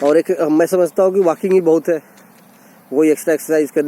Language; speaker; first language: Hindi; native; Hindi